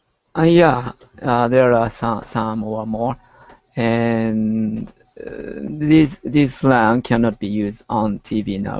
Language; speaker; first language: English; non-native, learner; Japanese